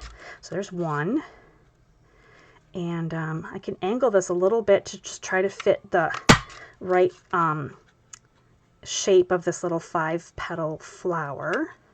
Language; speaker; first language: English; native; English